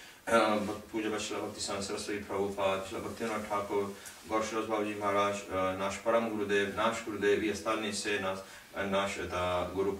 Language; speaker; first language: Russian; non-native, learner; Hindi